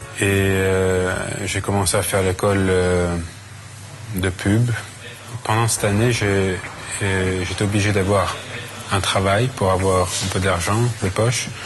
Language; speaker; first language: French; non-native, fluent; Swedish